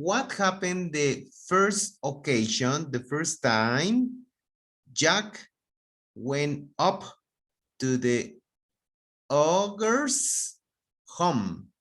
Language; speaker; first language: English; non-native, fluent; Spanish